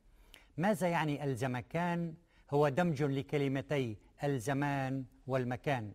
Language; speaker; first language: Arabic; native; Arabic